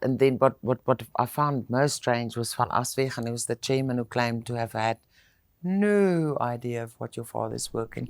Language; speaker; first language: English; non-native, local second language; Afrikaans